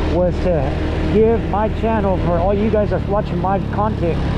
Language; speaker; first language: English; native; English